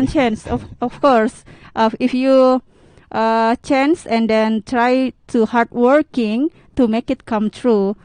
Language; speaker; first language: English; non-native, learner; Indonesian